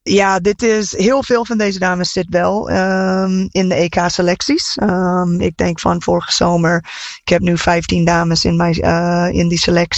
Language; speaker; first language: Dutch; non-native, fluent; English